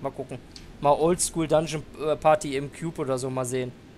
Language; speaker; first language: German; native; German